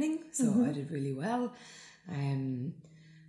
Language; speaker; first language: English; native; English